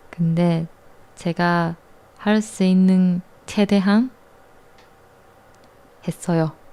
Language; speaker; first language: Korean; non-native, learner; Japanese